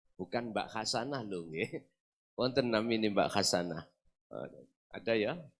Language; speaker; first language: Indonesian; non-native, local second language; Javanese